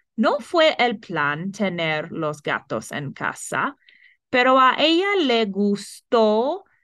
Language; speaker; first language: Spanish; non-native, fluent; English